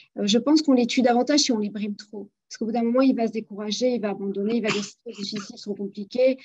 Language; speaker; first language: French; native; French